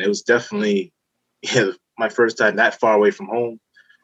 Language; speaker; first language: English; native; English